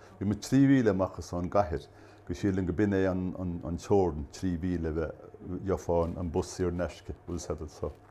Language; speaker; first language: Irish; native; Irish